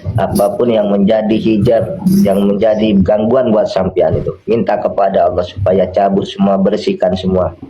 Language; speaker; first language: Indonesian; non-native, local second language; Madurese